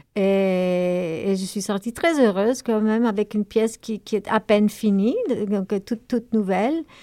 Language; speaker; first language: French; native; French